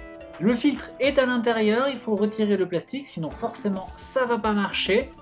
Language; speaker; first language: French; native; French